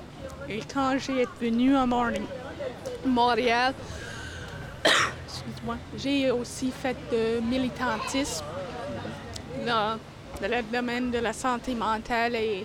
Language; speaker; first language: French; non-native, local second language; English